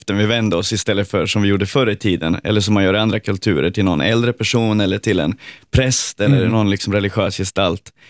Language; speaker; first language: Swedish; native; Swedish